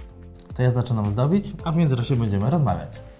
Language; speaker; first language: Polish; native; Polish